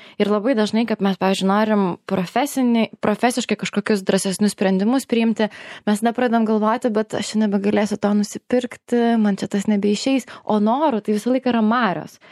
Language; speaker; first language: Lithuanian; native; Lithuanian